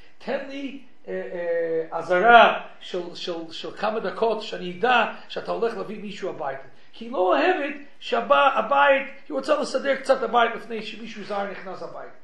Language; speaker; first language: Hebrew; non-native, fluent; English